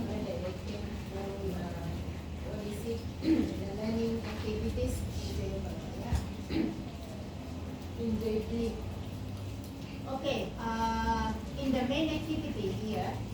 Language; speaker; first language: English; non-native, fluent; Indonesian